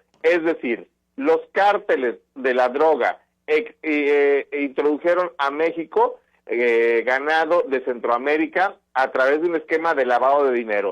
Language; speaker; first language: Spanish; native; Spanish